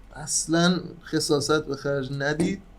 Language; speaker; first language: Persian; native; Persian